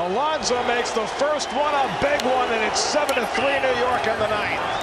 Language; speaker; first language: English; native; English